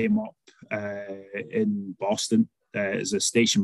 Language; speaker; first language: English; native; English